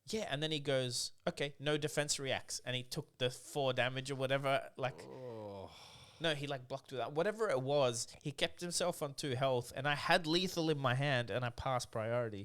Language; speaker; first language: English; native; English